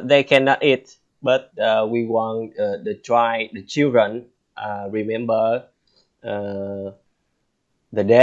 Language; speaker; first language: English; non-native, learner; Vietnamese